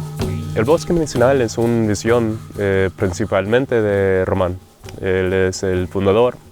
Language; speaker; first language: Spanish; non-native, fluent; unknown